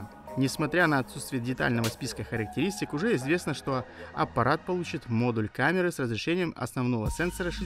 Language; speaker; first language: Russian; native; Russian